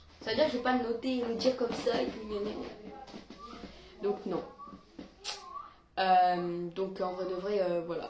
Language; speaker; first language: French; native; French